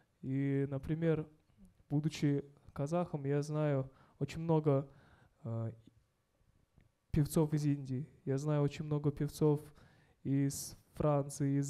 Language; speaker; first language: Russian; non-native, local second language; Kazakh